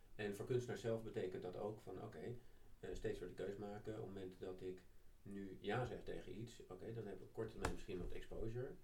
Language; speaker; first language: Dutch; native; Dutch